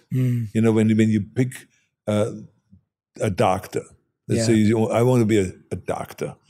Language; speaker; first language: English; non-native, fluent; German